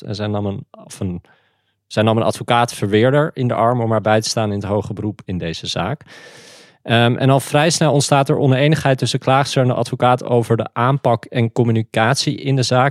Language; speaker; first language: Dutch; native; Dutch